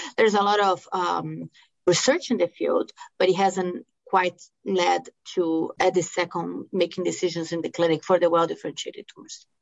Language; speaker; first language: English; non-native, fluent; Portuguese